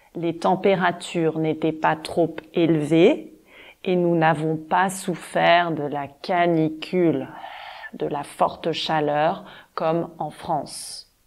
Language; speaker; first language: French; native; French